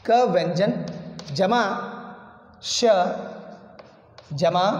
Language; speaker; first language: Hindi; non-native, local second language; Kannada